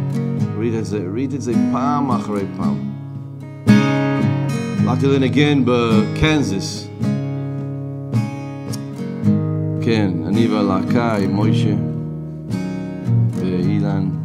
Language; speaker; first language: Hebrew; non-native, fluent; English